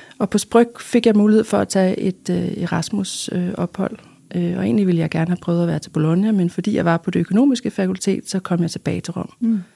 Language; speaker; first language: Danish; native; Danish